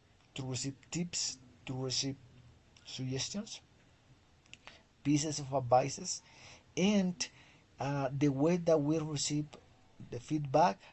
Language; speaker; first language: English; non-native, fluent; Spanish